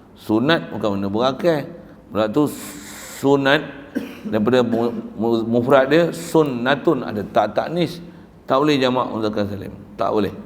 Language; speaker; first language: Malay; native; Malay